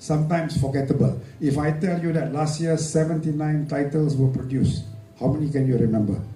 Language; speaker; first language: English; non-native, local second language; Malay